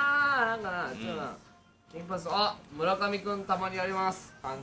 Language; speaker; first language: Japanese; native; Japanese